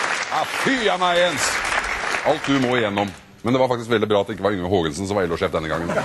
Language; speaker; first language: Norwegian; native; Norwegian